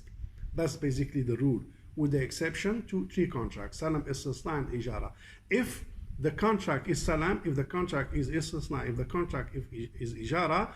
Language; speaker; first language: English; non-native, fluent; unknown